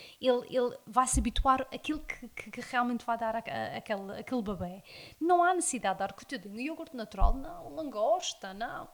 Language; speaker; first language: Portuguese; early bilingual, heritage; Portuguese